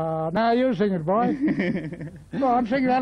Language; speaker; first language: English; native; English